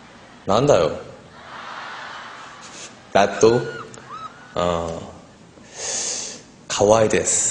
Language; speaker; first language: Japanese; non-native, learner; Korean